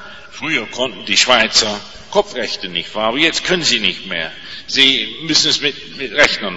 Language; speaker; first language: German; non-native, fluent; English